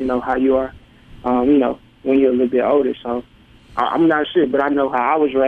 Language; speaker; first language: English; native; English